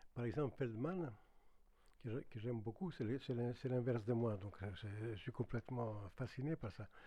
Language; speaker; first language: French; non-native, fluent; Greek